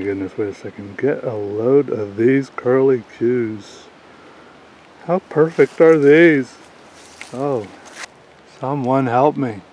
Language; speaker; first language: English; native; English